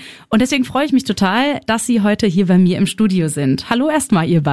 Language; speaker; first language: German; native; German